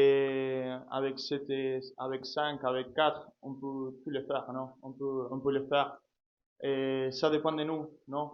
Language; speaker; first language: French; non-native, fluent; Spanish